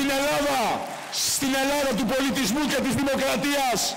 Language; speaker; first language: Greek; native; Greek